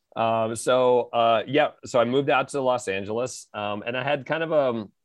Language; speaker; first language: English; native; English